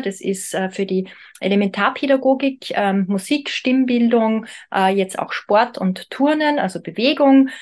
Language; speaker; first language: German; native; German